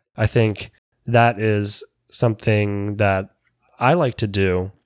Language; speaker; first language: English; native; English